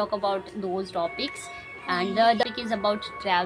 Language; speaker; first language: English; non-native, learner; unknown